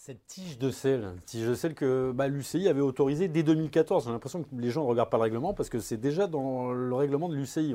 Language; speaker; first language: French; native; French